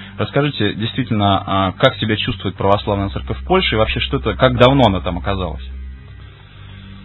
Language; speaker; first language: Russian; native; Russian